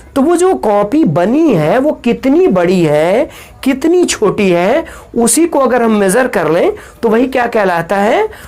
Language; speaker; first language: Hindi; native; Hindi